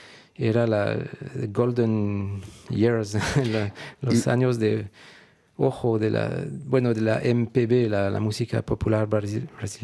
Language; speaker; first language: Spanish; non-native, fluent; French